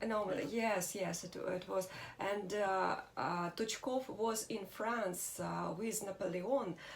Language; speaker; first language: English; non-native, learner; Russian